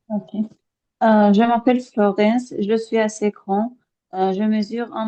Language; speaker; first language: French; non-native, learner; Azerbaijani